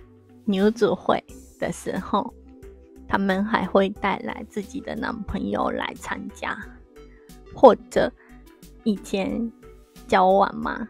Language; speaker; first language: Chinese; non-native, fluent; Japanese